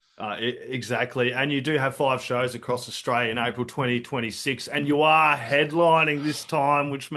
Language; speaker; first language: English; native; English